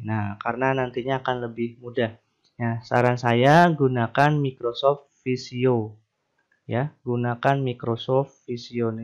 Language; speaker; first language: Indonesian; native; Indonesian